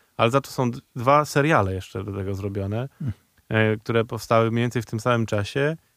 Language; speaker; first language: Polish; native; Polish